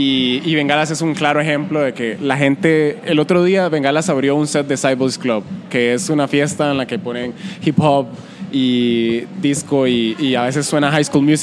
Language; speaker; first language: Spanish; native; Spanish